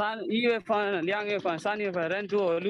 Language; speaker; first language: Chinese; non-native, learner; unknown